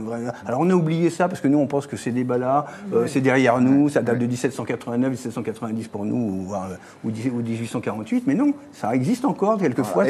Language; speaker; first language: French; native; French